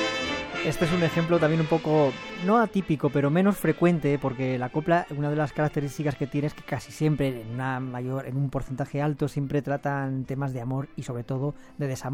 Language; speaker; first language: Spanish; native; Spanish